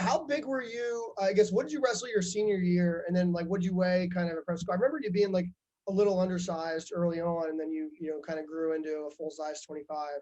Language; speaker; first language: English; native; English